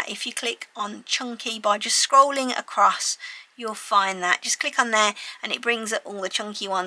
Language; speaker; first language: English; native; English